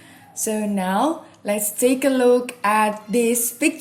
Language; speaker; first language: English; non-native, fluent; Indonesian